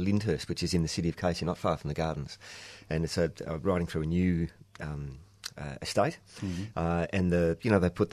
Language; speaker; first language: English; native; English